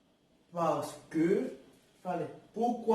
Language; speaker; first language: French; non-native, learner; Portuguese